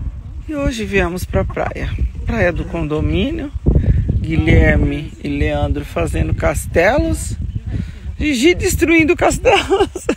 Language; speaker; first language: Portuguese; native; Portuguese